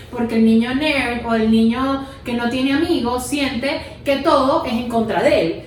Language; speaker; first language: Spanish; native; Spanish